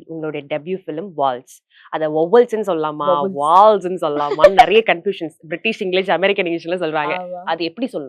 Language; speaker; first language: Tamil; native; Tamil